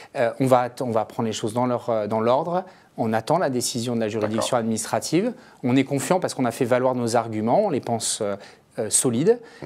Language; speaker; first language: French; native; French